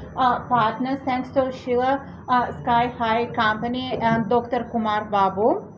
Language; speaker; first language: English; non-native, fluent; Russian